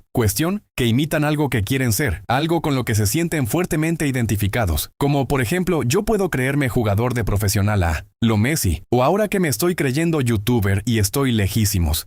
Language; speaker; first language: Spanish; native; Spanish